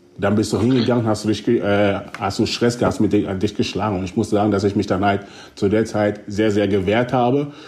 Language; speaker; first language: German; early bilingual, other home language; Akan